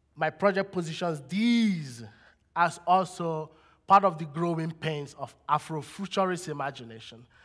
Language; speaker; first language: English; non-native, local second language; Igbo